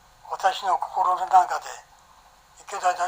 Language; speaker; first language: Japanese; native; Japanese